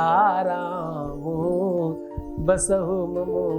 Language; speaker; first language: Hindi; native; Hindi